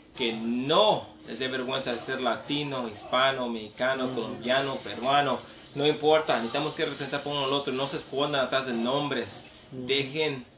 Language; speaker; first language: Spanish; early bilingual, heritage; Spanish